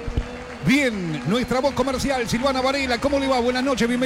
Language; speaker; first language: Spanish; native; Spanish